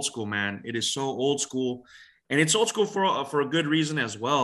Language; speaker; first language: English; native; English